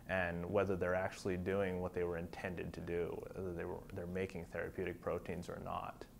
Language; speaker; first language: English; native; English